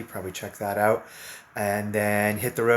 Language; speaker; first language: English; native; English